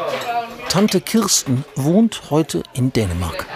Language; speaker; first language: German; native; German